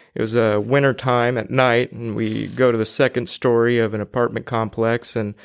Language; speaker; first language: English; native; English